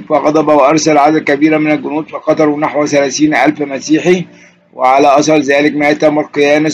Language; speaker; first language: Arabic; native; Arabic